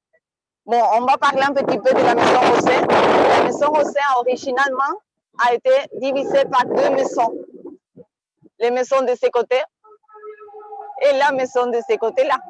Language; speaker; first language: French; non-native, fluent; Spanish